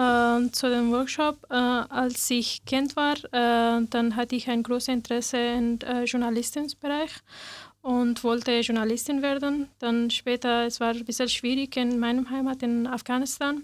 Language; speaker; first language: German; non-native, learner; Persian